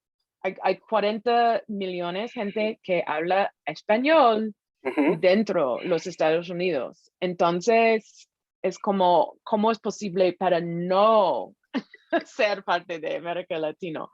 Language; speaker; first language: Spanish; non-native, fluent; English